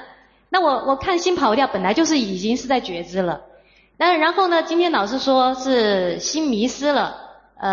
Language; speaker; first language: Chinese; native; Chinese